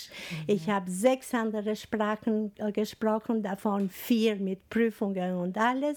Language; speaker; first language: German; non-native, fluent; Albanian